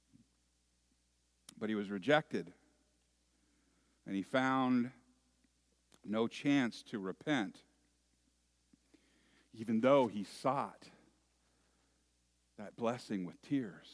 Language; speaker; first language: English; native; English